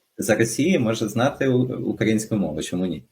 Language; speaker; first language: Ukrainian; non-native, local second language; Russian